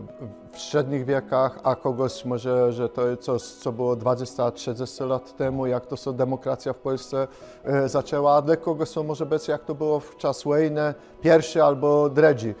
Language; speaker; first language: Polish; non-native, local second language; Kashubian